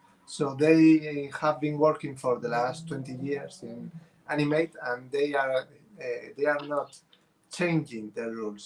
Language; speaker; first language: English; non-native, fluent; Spanish